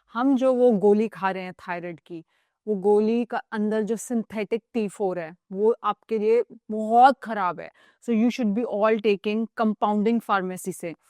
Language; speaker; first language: Hindi; native; Hindi